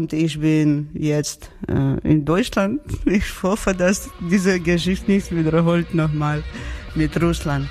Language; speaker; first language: German; non-native, learner; Georgian